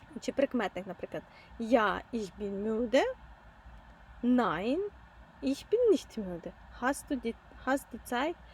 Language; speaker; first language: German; non-native, fluent; Ukrainian